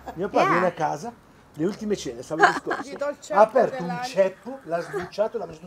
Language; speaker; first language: Italian; native; Italian